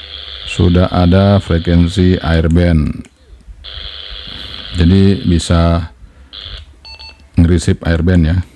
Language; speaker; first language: Indonesian; native; Indonesian